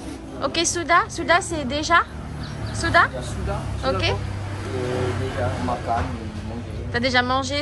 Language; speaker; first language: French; non-native, learner; Indonesian